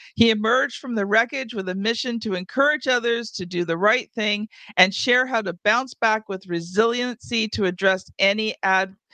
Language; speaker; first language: English; native; English